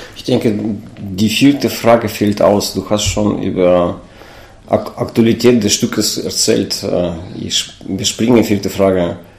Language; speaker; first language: German; non-native, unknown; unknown